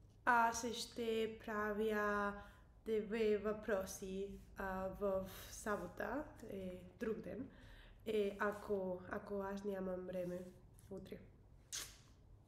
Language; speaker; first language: Bulgarian; non-native, learner; English